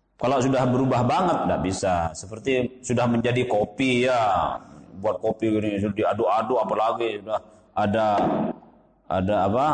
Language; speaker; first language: Indonesian; non-native, local second language; Madurese